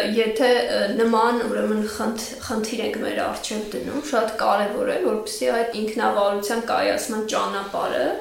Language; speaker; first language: Armenian; native; Armenian